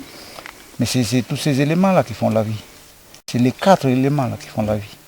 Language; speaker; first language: French; non-native, local second language; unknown